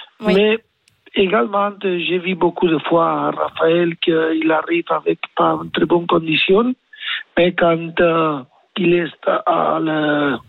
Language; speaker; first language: French; non-native, learner; Spanish